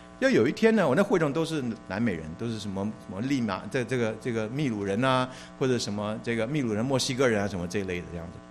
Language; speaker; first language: Chinese; native; Chinese